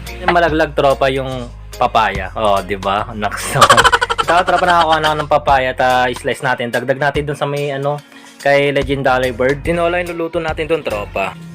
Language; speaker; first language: Filipino; non-native, local second language; Iloko